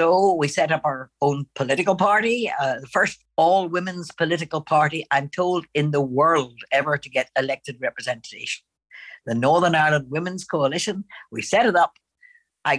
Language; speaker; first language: English; native; English